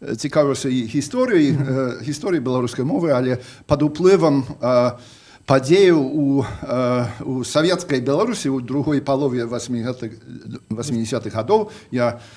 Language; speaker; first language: Belarusian; non-native, fluent; English